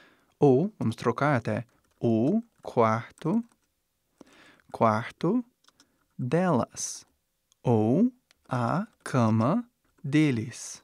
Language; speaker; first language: Portuguese; non-native, fluent; English